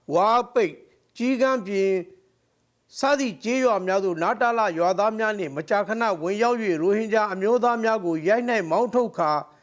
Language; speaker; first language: Burmese; non-native, local second language; Rohingya